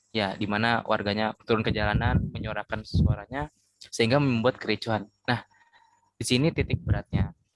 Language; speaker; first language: Indonesian; native; Indonesian